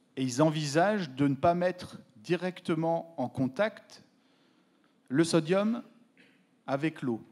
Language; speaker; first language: French; native; French